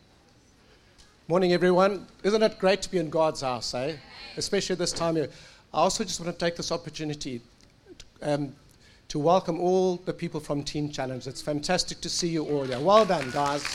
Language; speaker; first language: English; native; English